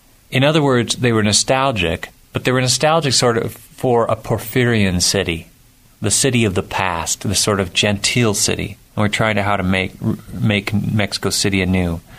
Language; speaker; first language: English; native; English